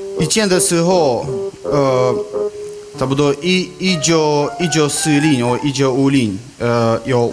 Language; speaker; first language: Chinese; non-native, learner; Russian